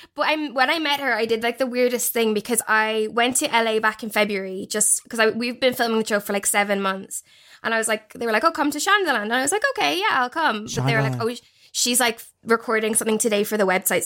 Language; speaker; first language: English; native; English